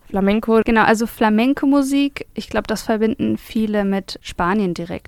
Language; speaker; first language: German; native; German